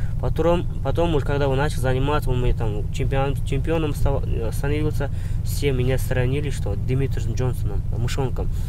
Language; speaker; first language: Russian; non-native, local second language; Kazakh